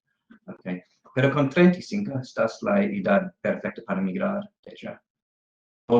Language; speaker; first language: Spanish; non-native, fluent; English